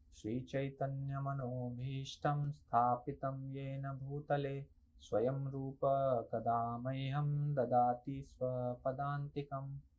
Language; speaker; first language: Hindi; native; Hindi